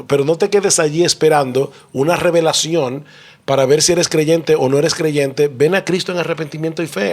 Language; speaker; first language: Spanish; native; Spanish